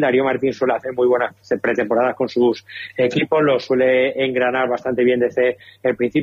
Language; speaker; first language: Spanish; native; Spanish